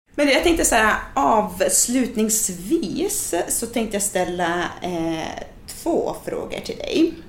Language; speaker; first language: Swedish; native; Swedish